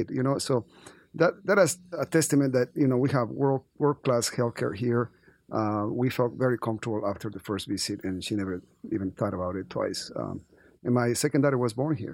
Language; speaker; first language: English; non-native, fluent; Spanish